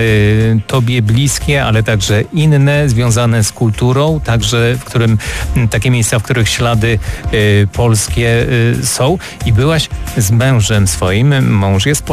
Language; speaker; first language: Polish; native; Polish